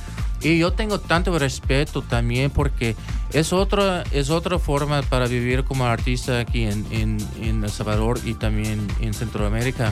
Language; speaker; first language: Spanish; early bilingual, heritage; English